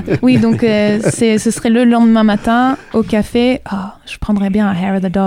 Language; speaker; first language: French; native; French